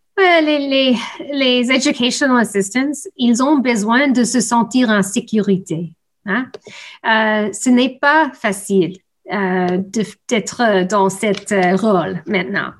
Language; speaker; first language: French; non-native, learner; English